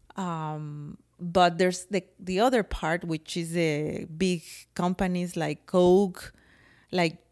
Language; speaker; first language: English; non-native, fluent; Spanish